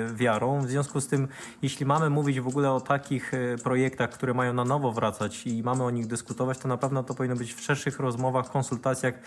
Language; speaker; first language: Polish; native; Polish